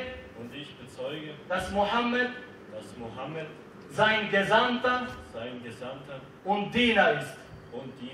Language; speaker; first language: German; non-native, learner; Albanian